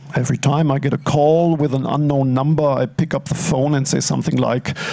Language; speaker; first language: English; non-native, fluent; German